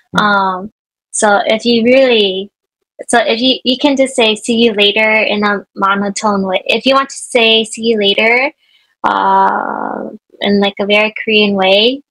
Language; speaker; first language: English; native; English